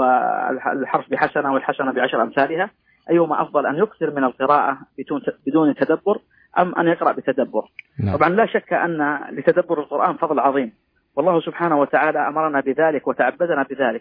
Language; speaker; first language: Arabic; native; Arabic